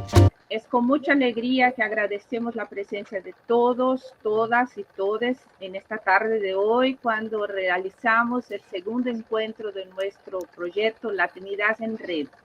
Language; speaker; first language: Spanish; non-native, fluent; Portuguese